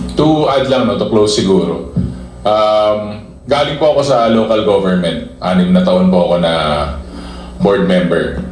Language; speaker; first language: Filipino; native; Filipino